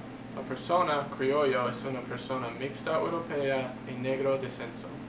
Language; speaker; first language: Spanish; non-native, learner; English